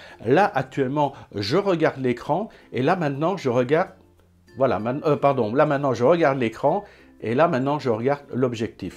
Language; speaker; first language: French; native; French